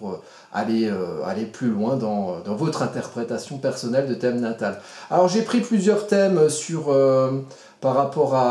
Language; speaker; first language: French; native; French